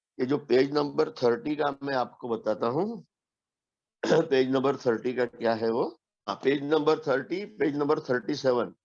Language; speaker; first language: Hindi; non-native, local second language; Marathi